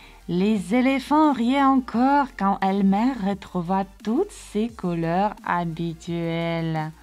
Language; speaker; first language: French; non-native, fluent; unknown